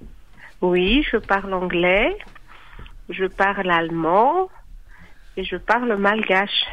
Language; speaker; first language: French; non-native, local second language; Malagasy